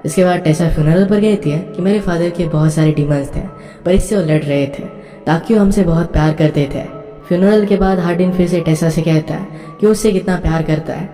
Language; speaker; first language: Hindi; native; Hindi